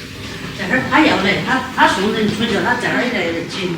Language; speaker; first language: Chinese; native; Chinese